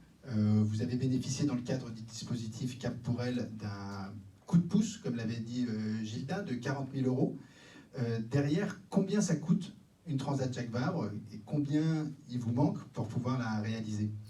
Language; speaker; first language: French; native; French